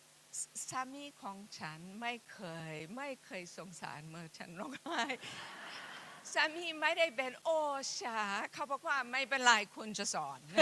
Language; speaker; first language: Thai; non-native, fluent; English